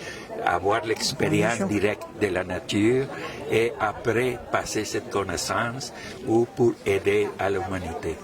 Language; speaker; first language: French; non-native, fluent; Spanish